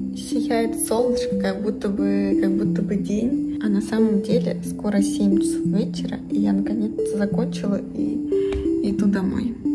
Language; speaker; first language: Russian; native; Russian